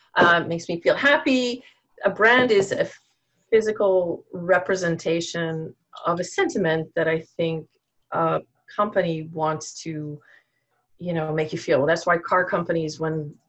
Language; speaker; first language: English; native; English